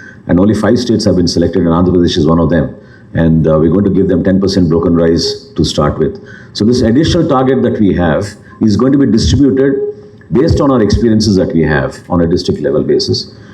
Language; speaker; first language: English; non-native, local second language; Telugu